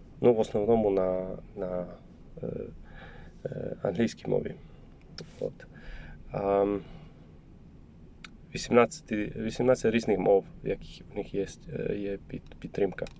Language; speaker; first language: Ukrainian; non-native, learner; Polish